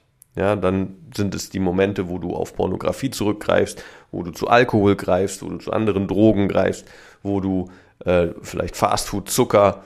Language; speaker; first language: German; native; German